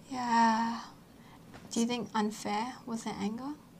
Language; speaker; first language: English; native; English